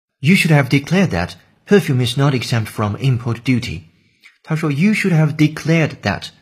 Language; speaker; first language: English; non-native, fluent; Chinese